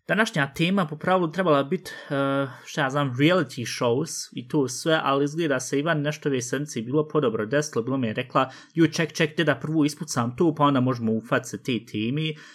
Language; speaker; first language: Bosnian; early bilingual, heritage; Bosnian